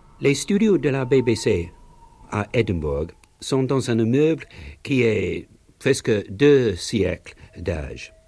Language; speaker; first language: French; non-native, learner; English